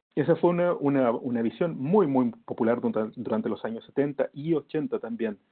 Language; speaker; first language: Spanish; native; Spanish